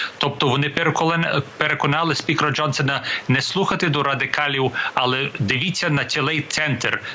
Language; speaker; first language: Ukrainian; early bilingual, heritage; English